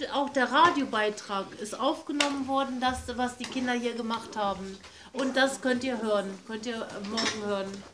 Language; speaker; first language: German; native; German